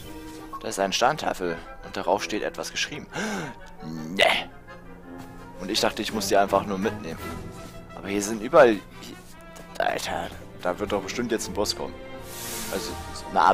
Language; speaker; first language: German; native; German